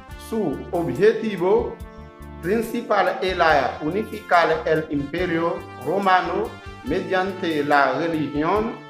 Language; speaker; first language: Spanish; non-native, learner; Haitian Creole